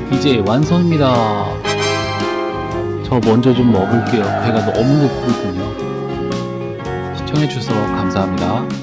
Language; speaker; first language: Korean; native; Korean